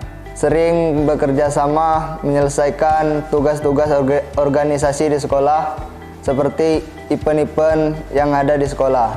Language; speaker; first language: Indonesian; native; Indonesian